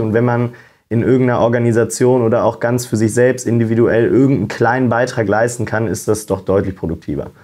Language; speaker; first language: German; native; German